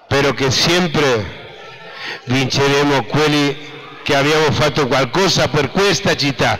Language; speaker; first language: Italian; non-native, fluent; Spanish